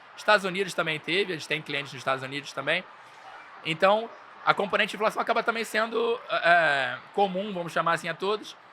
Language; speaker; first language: Portuguese; native; Portuguese